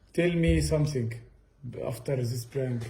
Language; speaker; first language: English; non-native, learner; Arabic